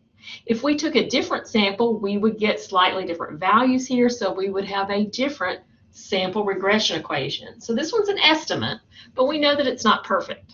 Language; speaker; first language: English; native; English